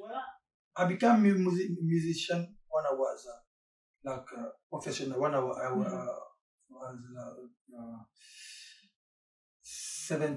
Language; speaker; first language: English; non-native, learner; French